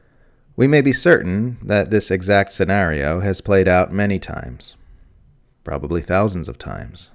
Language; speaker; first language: English; native; English